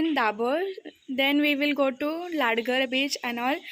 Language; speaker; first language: English; non-native, local second language; Marathi